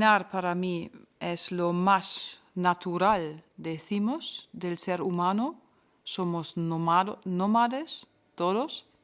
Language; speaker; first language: Spanish; non-native, fluent; German